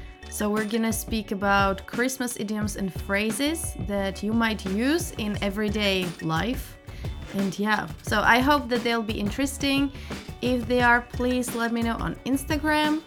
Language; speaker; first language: English; non-native, fluent; Czech